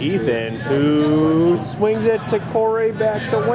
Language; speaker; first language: English; native; English